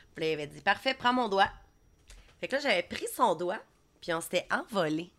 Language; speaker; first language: French; native; French